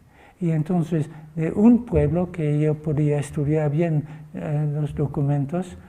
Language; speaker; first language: Spanish; non-native, fluent; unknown